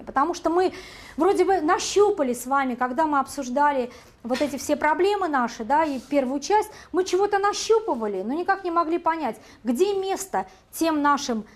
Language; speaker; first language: Russian; native; Russian